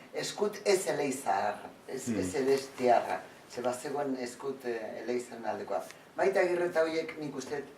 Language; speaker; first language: Basque; non-native, local second language; Spanish